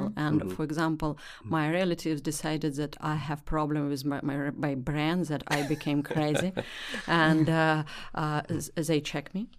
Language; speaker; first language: English; non-native, learner; Russian